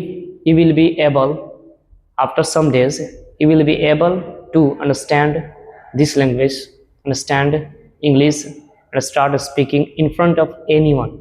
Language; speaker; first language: English; non-native, learner; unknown